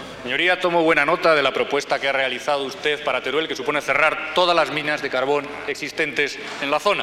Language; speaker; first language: Spanish; native; Spanish